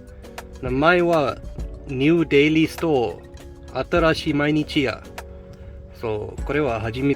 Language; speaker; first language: Japanese; non-native, learner; English